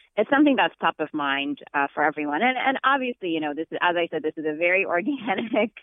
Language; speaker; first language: English; non-native, fluent; Amharic